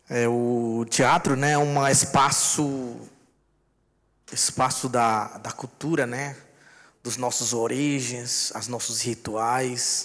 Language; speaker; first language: Portuguese; non-native, local second language; Yanomámi